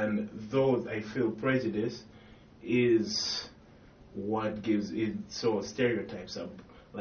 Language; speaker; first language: English; non-native, local second language; Ganda